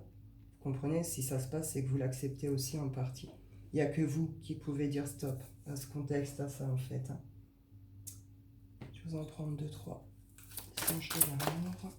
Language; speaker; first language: French; native; French